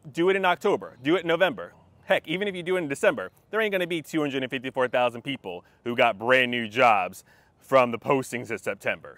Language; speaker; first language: English; native; English